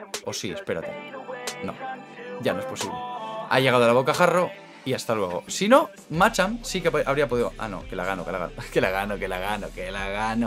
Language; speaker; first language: Spanish; native; Spanish